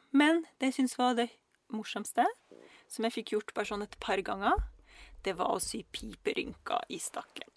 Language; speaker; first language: Norwegian; early bilingual, other home language; Russian